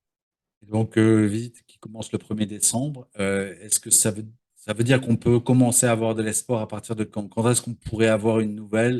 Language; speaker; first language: French; native; French